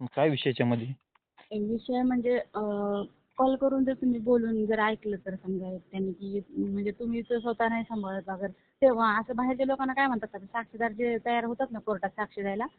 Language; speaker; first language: Marathi; native; Marathi